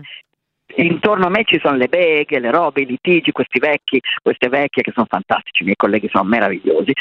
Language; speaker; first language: Italian; native; Italian